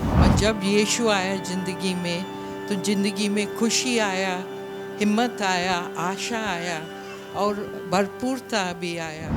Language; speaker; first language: Hindi; non-native, local second language; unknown